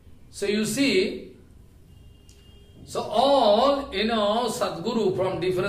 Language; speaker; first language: English; non-native, local second language; Bangla